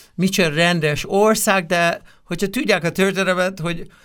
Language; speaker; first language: Hungarian; non-native, fluent; English